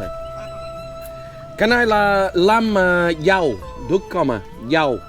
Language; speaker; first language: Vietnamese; non-native, learner; Portuguese